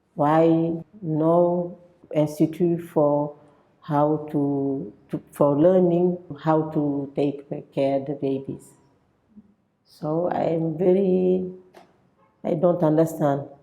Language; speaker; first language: English; non-native, local second language; French